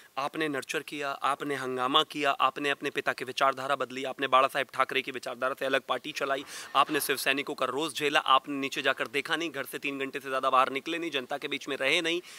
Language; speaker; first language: Hindi; native; Hindi